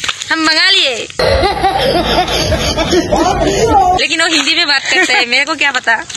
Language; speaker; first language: Hindi; non-native, local second language; Bangla